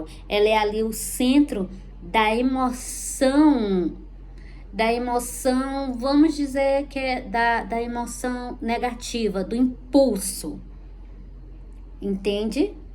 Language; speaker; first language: Portuguese; native; Portuguese